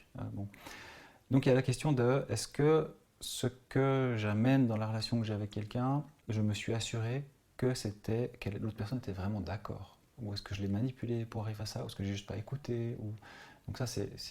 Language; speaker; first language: French; native; French